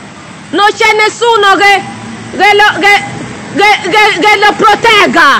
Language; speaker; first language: Italian; non-native, learner; Nigerian Pidgin